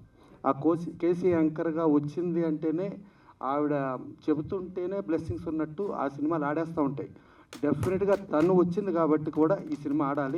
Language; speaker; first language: Telugu; native; Telugu